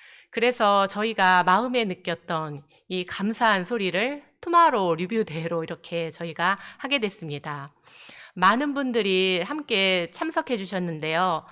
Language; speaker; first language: Korean; native; Korean